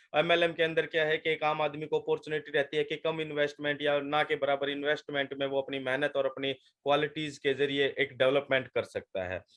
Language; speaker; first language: Hindi; native; Hindi